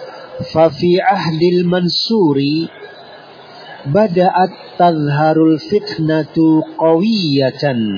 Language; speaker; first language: Arabic; non-native, fluent; Indonesian